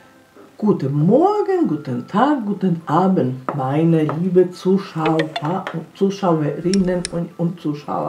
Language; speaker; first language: German; non-native, fluent; Polish